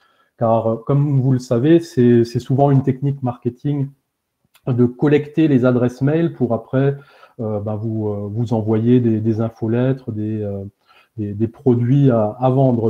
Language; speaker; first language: French; native; French